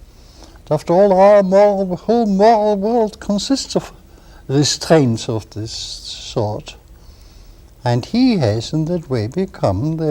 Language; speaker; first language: English; non-native, fluent; German